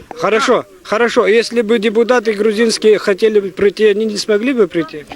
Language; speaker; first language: Russian; non-native, local second language; Abkhazian